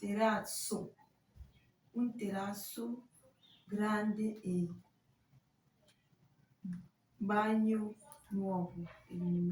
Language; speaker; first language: Italian; non-native, learner; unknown